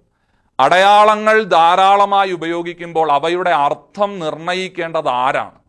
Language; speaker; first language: Malayalam; native; Malayalam